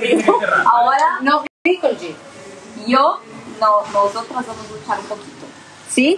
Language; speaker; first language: Spanish; non-native, learner; Portuguese